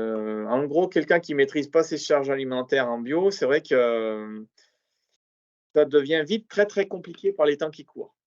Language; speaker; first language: French; native; French